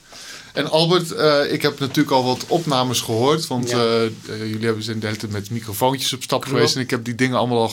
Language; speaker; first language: Dutch; native; Dutch